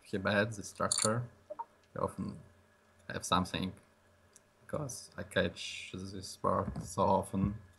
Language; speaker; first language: English; non-native, learner; Russian